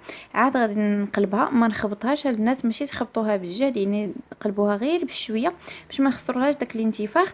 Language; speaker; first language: Arabic; native; Arabic